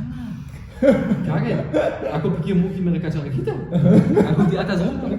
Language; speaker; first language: Indonesian; non-native, fluent; German